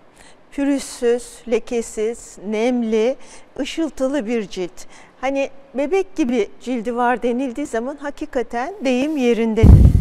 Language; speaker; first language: Turkish; native; Turkish